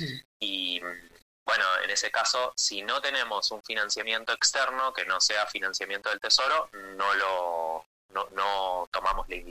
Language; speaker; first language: Spanish; native; Spanish